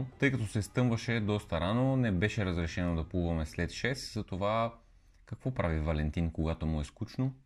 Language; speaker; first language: Bulgarian; native; Bulgarian